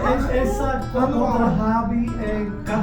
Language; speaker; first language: Portuguese; non-native, learner; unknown